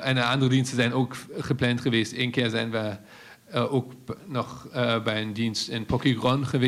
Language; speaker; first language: Dutch; non-native, fluent; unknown